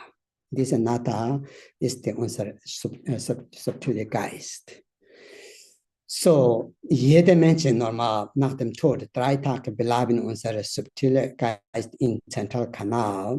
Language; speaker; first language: German; non-native, learner; Tibetan